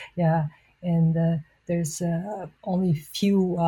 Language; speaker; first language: English; non-native, fluent; Mongolian